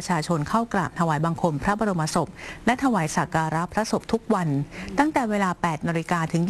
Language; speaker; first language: Thai; native; Thai